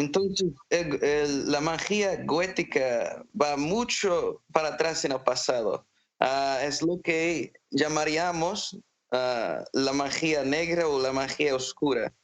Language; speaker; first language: Spanish; non-native, fluent; English